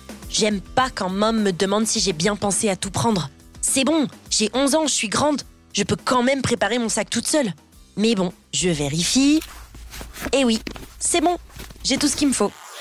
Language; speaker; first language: French; native; French